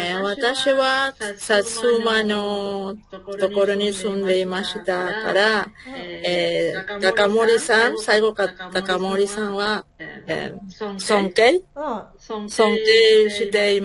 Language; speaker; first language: Japanese; non-native, learner; Spanish